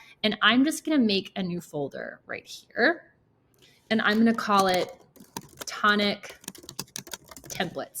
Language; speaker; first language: English; native; English